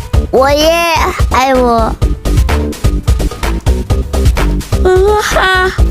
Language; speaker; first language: English; non-native, learner; Indonesian